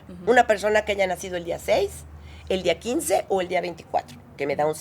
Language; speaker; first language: Spanish; native; Spanish